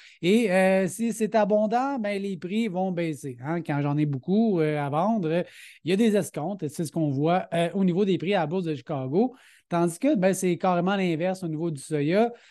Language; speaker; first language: French; native; French